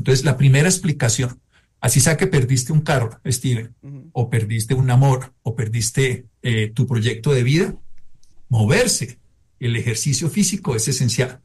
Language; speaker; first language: Spanish; native; Spanish